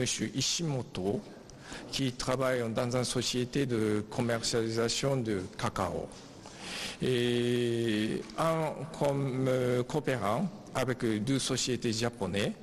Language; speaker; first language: French; non-native, learner; Japanese